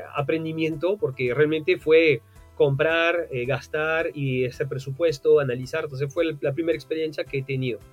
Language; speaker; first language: Spanish; non-native, fluent; French